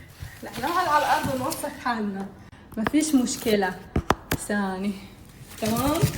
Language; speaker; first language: Arabic; native; Arabic